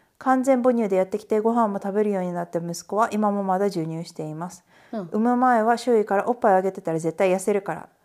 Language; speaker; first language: Japanese; native; Japanese